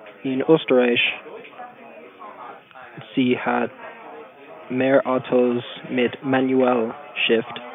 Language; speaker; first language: German; non-native, learner; English